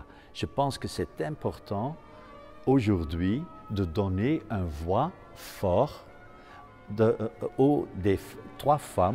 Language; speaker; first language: French; non-native, fluent; Dutch